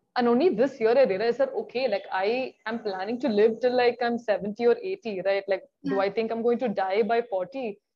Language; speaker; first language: English; non-native, local second language; Malayalam